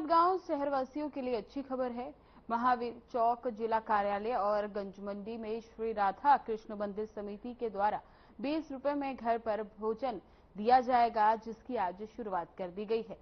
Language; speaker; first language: Hindi; native; Hindi